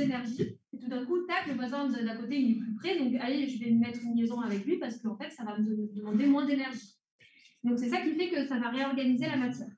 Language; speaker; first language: French; native; French